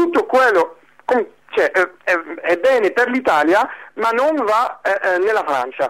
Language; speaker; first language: Italian; non-native, fluent; French